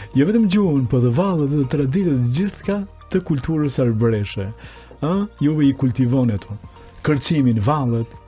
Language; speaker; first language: Albanian; native; Albanian